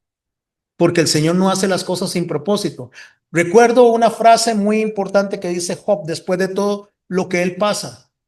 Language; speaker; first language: Spanish; native; Spanish